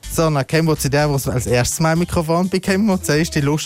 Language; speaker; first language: German; native; German